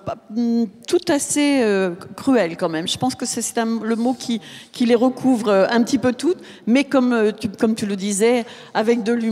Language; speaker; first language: French; native; French